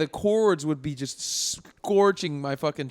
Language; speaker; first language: English; native; English